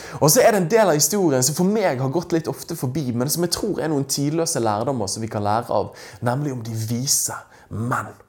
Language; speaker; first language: Norwegian; native; Norwegian